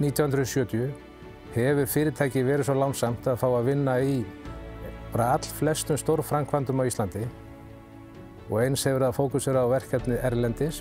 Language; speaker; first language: Icelandic; native; Icelandic